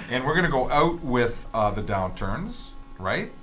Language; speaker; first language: English; native; English